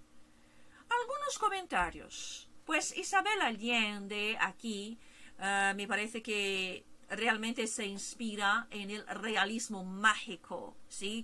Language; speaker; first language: Spanish; non-native, fluent; Portuguese